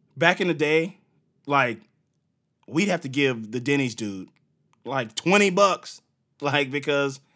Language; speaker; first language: English; native; English